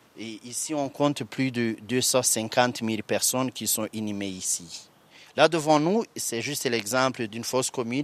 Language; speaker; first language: French; non-native, local second language; Kinyarwanda